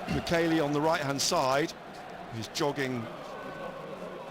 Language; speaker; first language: English; native; English